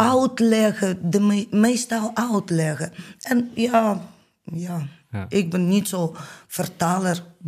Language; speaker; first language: Dutch; non-native, learner; Ukrainian